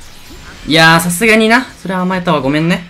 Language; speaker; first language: Japanese; native; Japanese